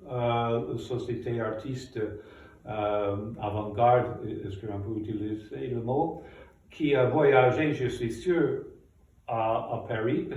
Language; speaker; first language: French; non-native, fluent; English